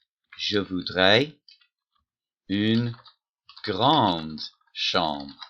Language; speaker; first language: French; non-native, fluent; English